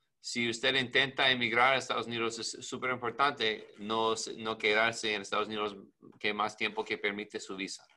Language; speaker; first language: Spanish; non-native, learner; English